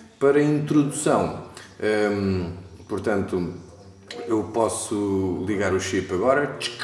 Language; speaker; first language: Portuguese; native; Portuguese